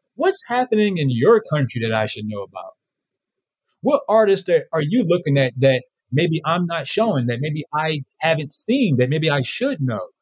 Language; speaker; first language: English; native; English